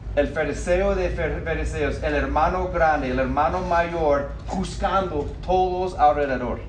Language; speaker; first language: Spanish; non-native, fluent; English